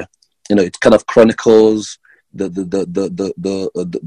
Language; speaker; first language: English; non-native, local second language; Igbo